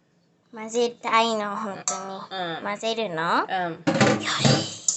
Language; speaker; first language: Japanese; early bilingual, heritage; English